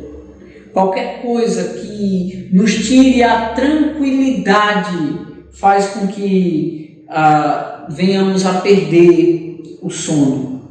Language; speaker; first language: Portuguese; native; Portuguese